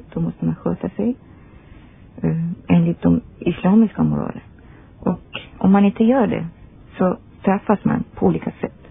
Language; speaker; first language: Swedish; non-native, fluent; Persian